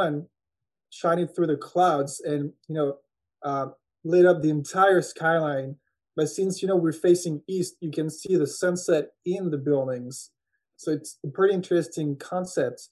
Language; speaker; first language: English; non-native, fluent; French